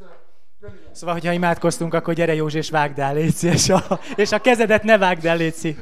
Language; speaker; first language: Hungarian; native; Hungarian